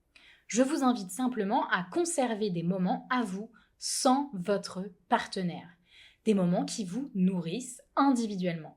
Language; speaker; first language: French; native; French